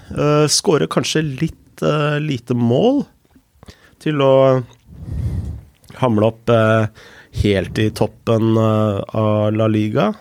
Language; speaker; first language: Norwegian; native; Norwegian